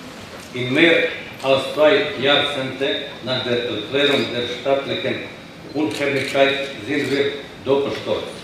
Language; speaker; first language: German; non-native, fluent; Croatian